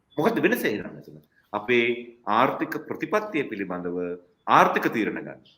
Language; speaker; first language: Sinhala; non-native, local second language; Tamil